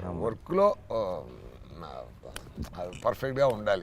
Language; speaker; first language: Telugu; non-native, fluent; Tamil